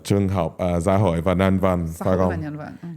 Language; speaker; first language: Vietnamese; non-native, learner; English